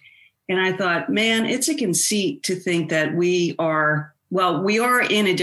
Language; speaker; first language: English; native; English